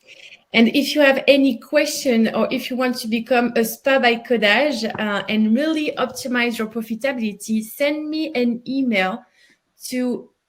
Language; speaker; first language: English; non-native, fluent; French